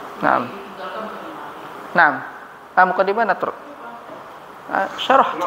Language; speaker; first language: Arabic; non-native, fluent; Indonesian